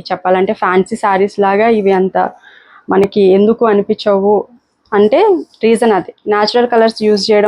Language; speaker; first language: Telugu; native; Telugu